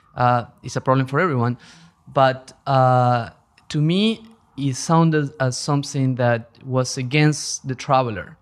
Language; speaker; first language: English; non-native, fluent; Spanish